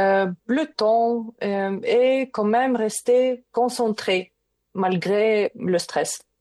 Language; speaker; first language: French; non-native, learner; Ukrainian